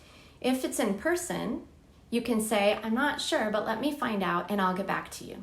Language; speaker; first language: English; native; English